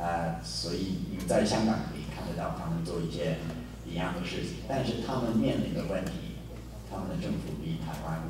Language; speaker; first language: Chinese; non-native, fluent; English